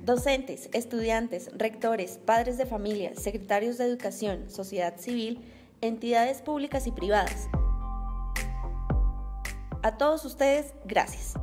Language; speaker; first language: Spanish; native; Spanish